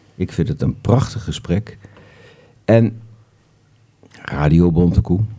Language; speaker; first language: Dutch; native; Dutch